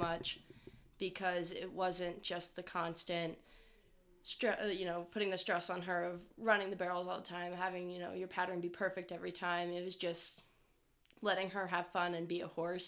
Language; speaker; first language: English; native; English